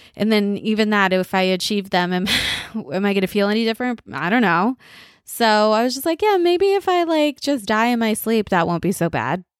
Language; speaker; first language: English; early bilingual, other home language; Bangla